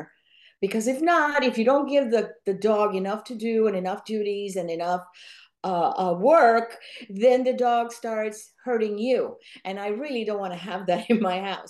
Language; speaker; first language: English; non-native, fluent; Spanish